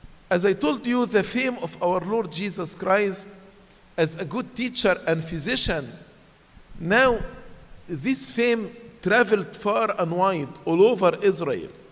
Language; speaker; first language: English; non-native, fluent; Arabic